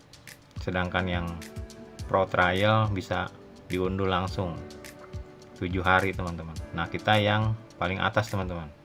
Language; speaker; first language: Indonesian; native; Indonesian